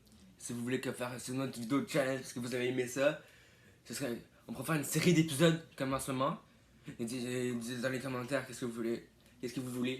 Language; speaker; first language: French; native; French